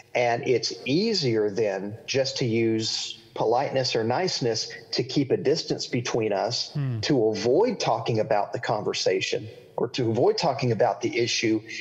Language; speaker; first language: English; native; English